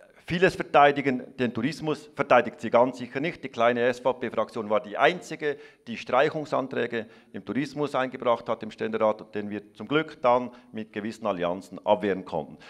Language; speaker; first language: German; native; German